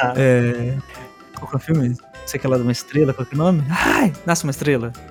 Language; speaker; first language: Portuguese; early bilingual, other home language; Spanish